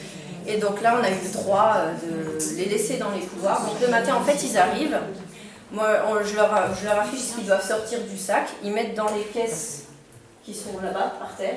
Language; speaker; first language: French; native; French